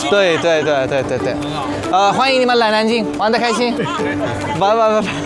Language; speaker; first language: Chinese; non-native, fluent; Arabic